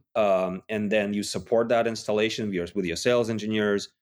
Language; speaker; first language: English; non-native, fluent; Russian